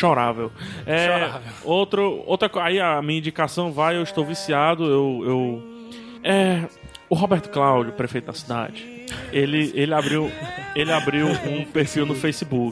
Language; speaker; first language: Portuguese; native; Portuguese